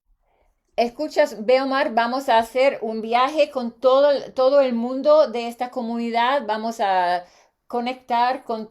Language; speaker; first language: Spanish; non-native, learner; English